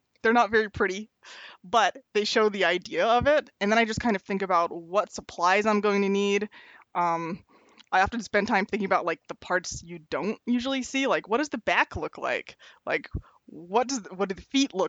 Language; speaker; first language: English; native; English